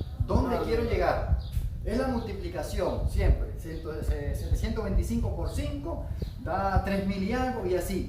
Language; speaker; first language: Spanish; native; Spanish